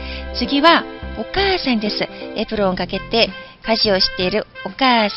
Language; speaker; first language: Japanese; non-native, fluent; Chinese